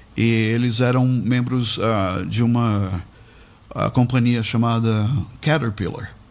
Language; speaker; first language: Portuguese; native; Portuguese